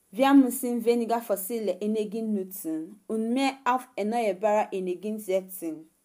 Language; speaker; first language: German; non-native, fluent; Igbo